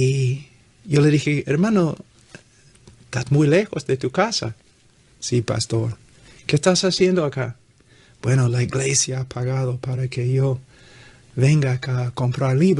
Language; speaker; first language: Spanish; non-native, fluent; English